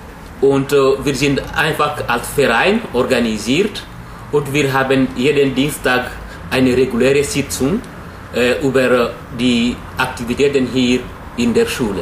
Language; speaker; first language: German; non-native, fluent; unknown